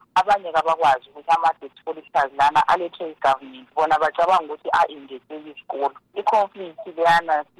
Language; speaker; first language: Zulu; native; Zulu